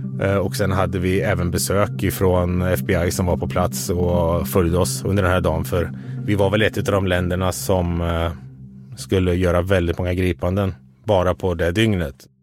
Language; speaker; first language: Swedish; native; Swedish